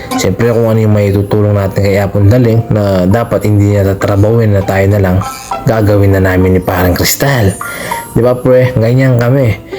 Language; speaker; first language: Filipino; non-native, local second language; Pampanga